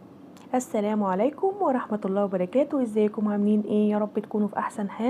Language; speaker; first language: Arabic; native; Arabic